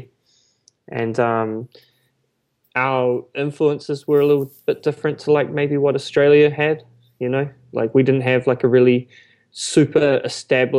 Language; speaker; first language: English; native; English